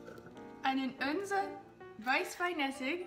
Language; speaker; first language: German; non-native, learner; English